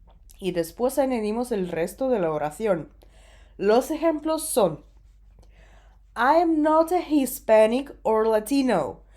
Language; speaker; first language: Spanish; non-native, fluent; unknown